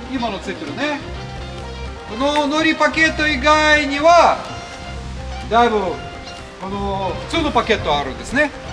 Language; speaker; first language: Japanese; non-native, fluent; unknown